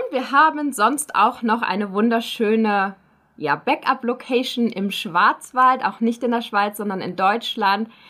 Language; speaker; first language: German; native; German